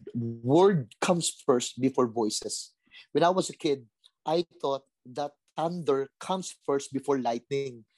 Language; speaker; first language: English; non-native, local second language; Filipino